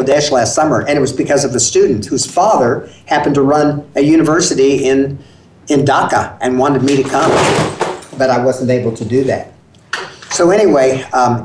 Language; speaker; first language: English; native; English